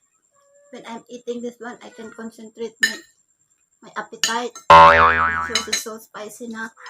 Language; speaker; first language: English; non-native, local second language; Cebuano